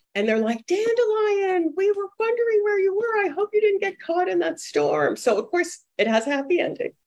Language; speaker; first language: English; native; English